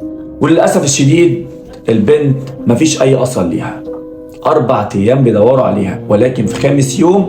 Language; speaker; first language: Arabic; native; Arabic